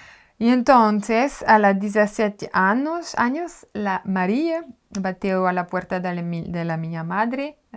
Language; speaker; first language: Spanish; non-native, learner; French